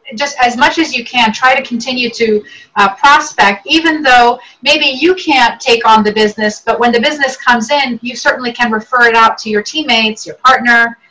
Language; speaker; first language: English; early bilingual, other home language; Arabic